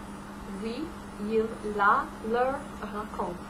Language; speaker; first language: French; non-native, fluent; English